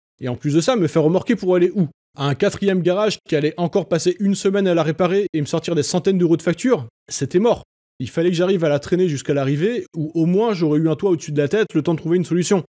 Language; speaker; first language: French; native; French